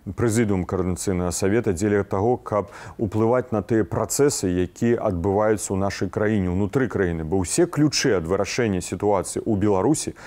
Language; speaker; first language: Belarusian; native; Belarusian